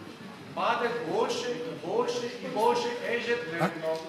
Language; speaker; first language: Russian; non-native, fluent; Catalan